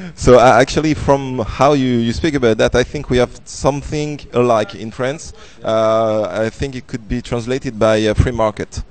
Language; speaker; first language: English; non-native, fluent; French